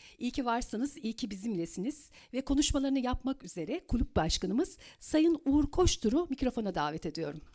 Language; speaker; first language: Turkish; native; Turkish